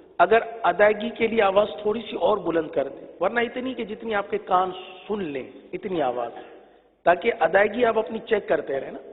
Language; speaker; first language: Urdu; native; Urdu